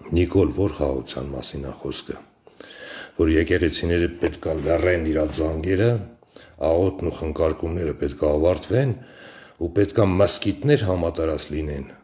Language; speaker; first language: Armenian; native; Armenian